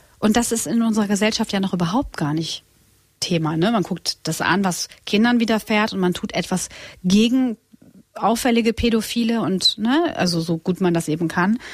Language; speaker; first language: German; early bilingual, other home language; Croatian